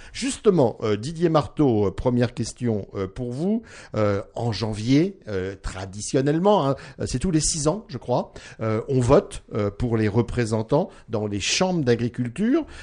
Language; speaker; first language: French; native; French